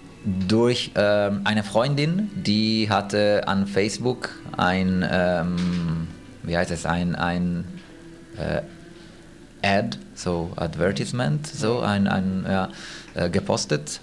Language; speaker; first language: German; non-native, fluent; Italian